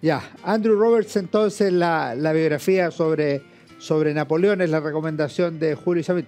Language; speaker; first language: Spanish; native; Spanish